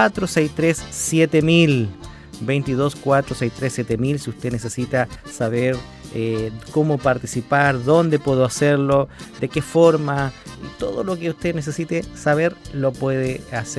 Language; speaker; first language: Spanish; native; Spanish